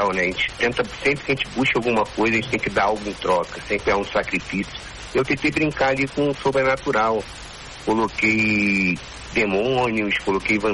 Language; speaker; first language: Portuguese; native; Portuguese